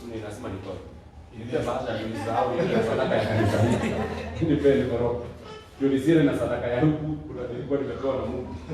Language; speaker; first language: Swahili; non-native, local second language; Kikuyu